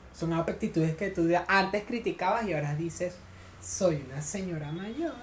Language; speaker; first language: Spanish; native; Spanish